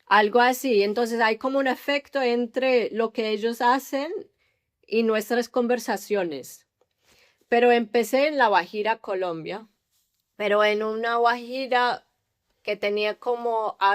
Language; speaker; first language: Spanish; early bilingual, heritage; English